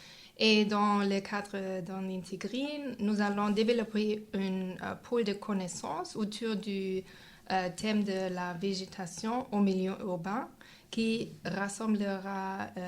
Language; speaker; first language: French; non-native, fluent; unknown